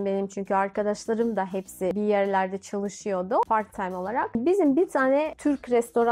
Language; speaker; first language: Turkish; non-native, fluent; Russian